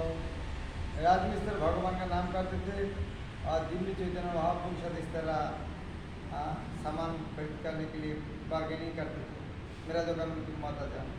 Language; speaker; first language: Hindi; non-native, local second language; Bangla